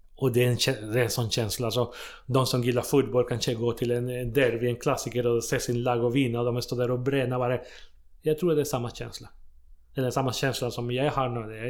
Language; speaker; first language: Swedish; non-native, fluent; Spanish